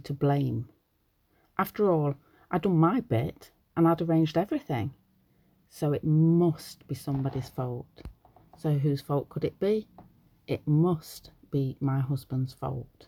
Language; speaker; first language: English; native; English